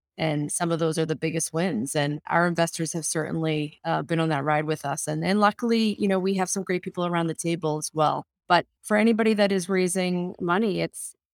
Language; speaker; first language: English; early bilingual, other home language; Spanish